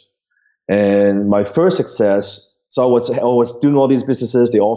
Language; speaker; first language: English; non-native, local second language; Cantonese